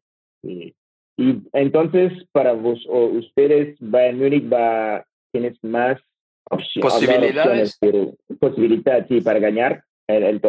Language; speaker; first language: Spanish; non-native, learner; French